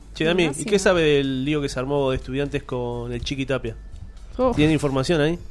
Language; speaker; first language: Spanish; native; Spanish